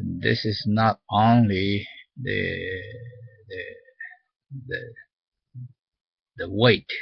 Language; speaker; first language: English; non-native, learner; Japanese